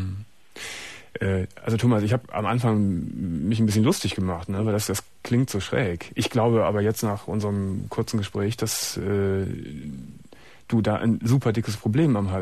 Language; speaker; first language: German; native; German